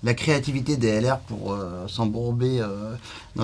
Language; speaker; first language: French; native; French